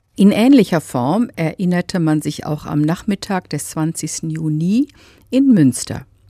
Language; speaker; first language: German; native; German